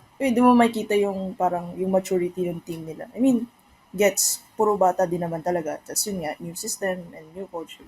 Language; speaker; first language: Filipino; native; Filipino